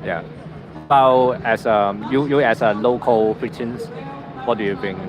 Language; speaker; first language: English; non-native, learner; Cantonese